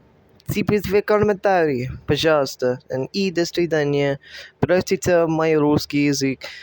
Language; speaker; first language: Russian; non-native, learner; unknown